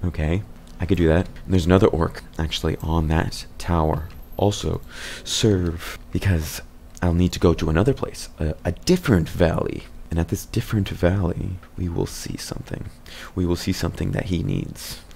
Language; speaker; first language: English; native; English